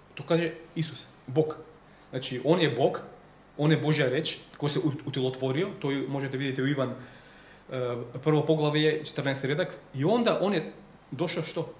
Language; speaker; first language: Serbian; non-native, fluent; Macedonian